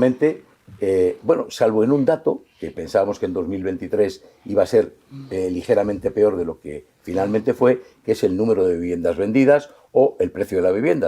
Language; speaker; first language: Spanish; native; Spanish